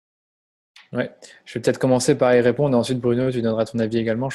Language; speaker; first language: French; native; French